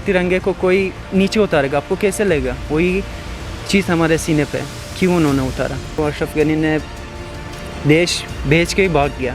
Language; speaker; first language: Hindi; non-native, fluent; Persian